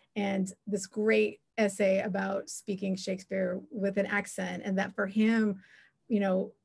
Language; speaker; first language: English; native; English